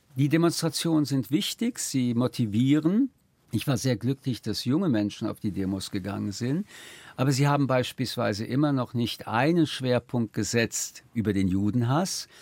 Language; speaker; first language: German; early bilingual, other home language; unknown